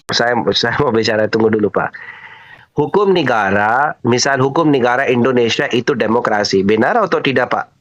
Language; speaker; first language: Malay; non-native, learner; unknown